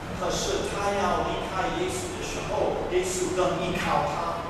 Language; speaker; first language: Chinese; non-native, fluent; English